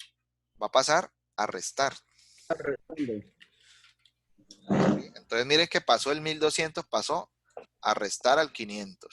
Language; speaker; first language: Spanish; native; Spanish